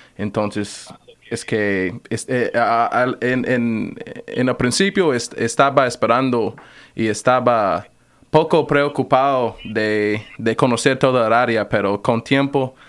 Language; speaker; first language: Spanish; non-native, fluent; English